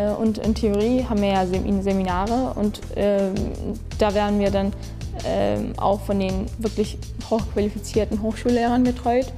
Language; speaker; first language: German; non-native, fluent; Turkish